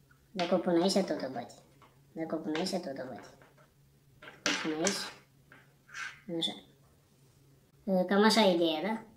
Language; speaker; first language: Romanian; non-native, learner; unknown